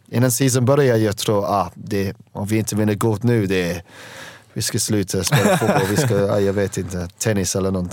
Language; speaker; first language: Swedish; non-native, learner; English